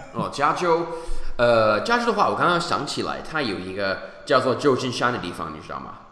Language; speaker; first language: Chinese; non-native, fluent; English